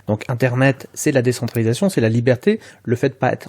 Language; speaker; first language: French; native; French